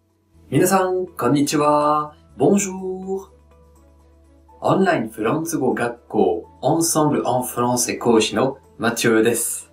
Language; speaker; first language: Japanese; non-native, fluent; French